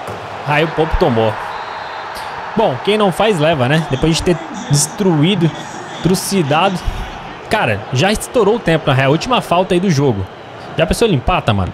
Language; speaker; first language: Portuguese; native; Portuguese